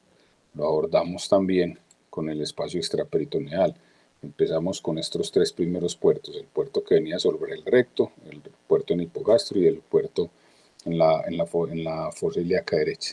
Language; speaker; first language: Spanish; native; Spanish